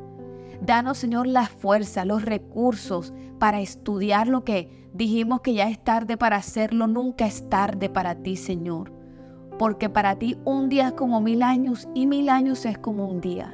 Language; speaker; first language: Spanish; native; Spanish